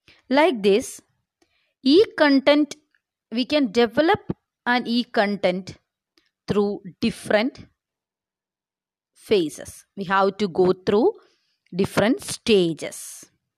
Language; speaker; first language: English; non-native, local second language; Malayalam